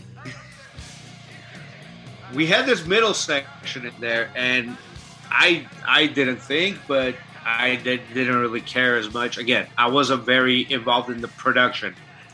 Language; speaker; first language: English; non-native, fluent; Armenian